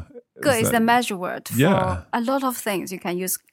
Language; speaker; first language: English; non-native, fluent; Chinese